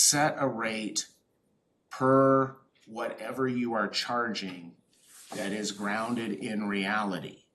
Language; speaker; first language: English; native; English